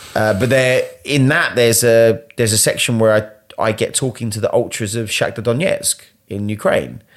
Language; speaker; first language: English; native; English